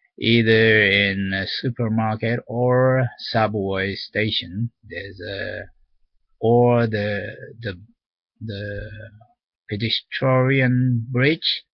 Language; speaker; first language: English; non-native, learner; Japanese